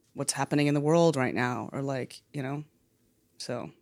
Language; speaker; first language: English; native; English